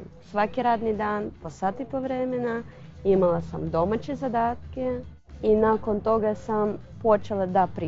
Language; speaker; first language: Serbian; non-native, fluent; Russian